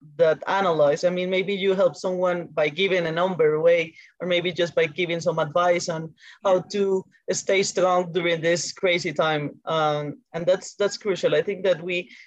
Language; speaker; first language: English; non-native, fluent; Spanish